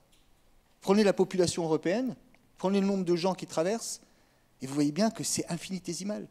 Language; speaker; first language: French; native; French